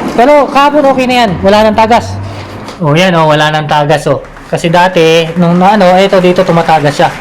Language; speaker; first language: Filipino; non-native, local second language; Bikol